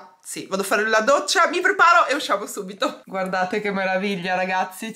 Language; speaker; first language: Italian; native; Italian